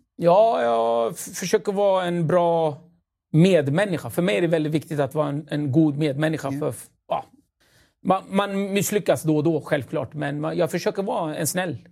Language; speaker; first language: Swedish; early bilingual, other home language; Kurdish